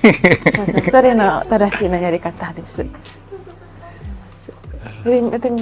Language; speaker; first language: Japanese; non-native, fluent; Indonesian